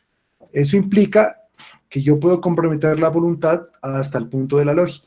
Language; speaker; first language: Spanish; native; Spanish